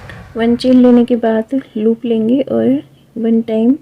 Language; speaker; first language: Hindi; native; Hindi